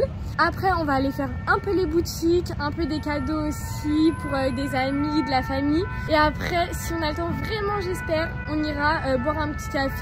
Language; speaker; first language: French; native; French